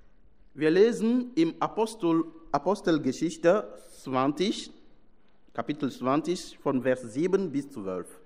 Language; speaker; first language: German; non-native, fluent; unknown